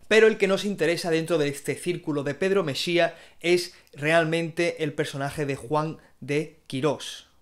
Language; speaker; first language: Spanish; native; Spanish